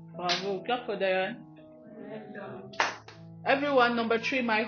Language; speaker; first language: English; non-native, fluent; French